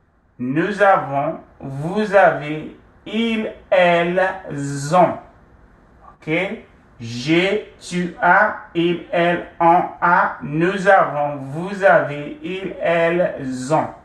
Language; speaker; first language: French; non-native, fluent; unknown